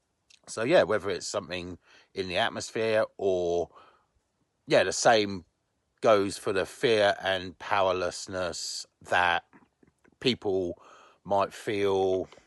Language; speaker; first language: English; native; English